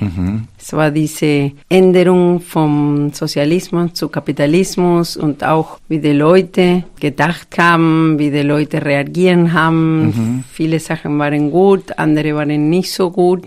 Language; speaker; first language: German; non-native, fluent; Spanish